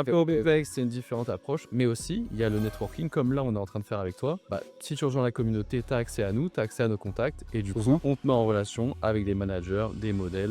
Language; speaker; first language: French; native; French